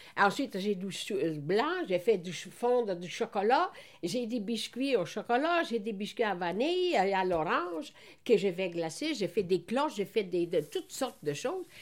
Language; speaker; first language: French; non-native, fluent; Italian